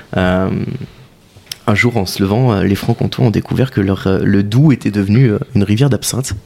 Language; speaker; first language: French; native; French